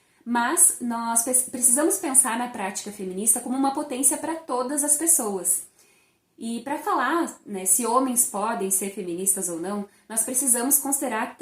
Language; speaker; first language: Portuguese; native; Portuguese